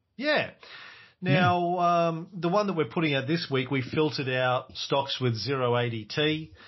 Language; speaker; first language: English; native; English